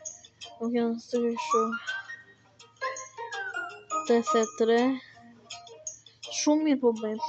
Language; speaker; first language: Albanian; early bilingual, heritage; Albanian